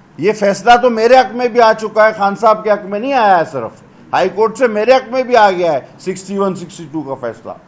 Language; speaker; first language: Urdu; non-native, local second language; Sindhi